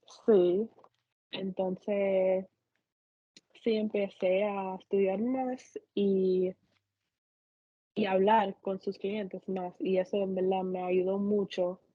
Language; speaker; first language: Spanish; non-native, fluent; English